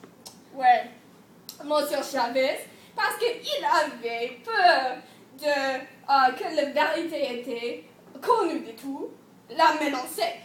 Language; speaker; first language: French; non-native, learner; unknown